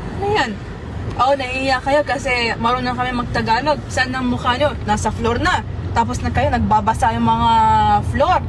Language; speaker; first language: Filipino; early bilingual, heritage; Arabic